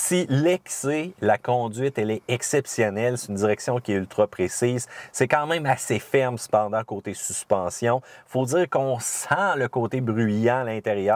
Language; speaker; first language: French; native; French